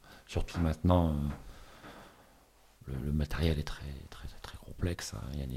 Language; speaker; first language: French; native; French